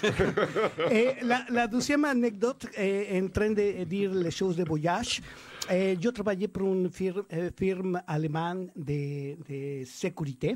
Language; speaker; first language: French; non-native, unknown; Spanish